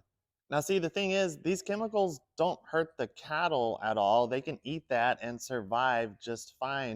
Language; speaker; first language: English; native; English